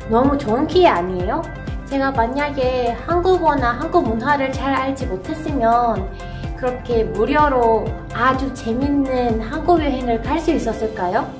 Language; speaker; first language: Korean; non-native, fluent; Persian